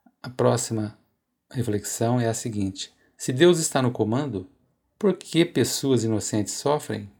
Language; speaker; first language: Portuguese; native; Portuguese